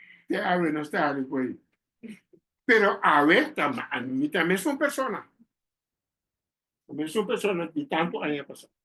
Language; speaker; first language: Portuguese; non-native, learner; Papiamento